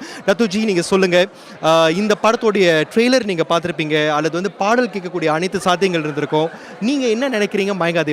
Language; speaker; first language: Tamil; native; Tamil